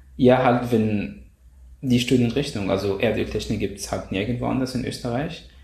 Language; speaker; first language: German; non-native, fluent; Arabic